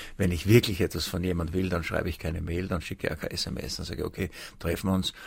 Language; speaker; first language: German; native; German